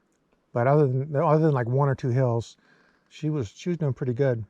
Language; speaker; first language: English; native; English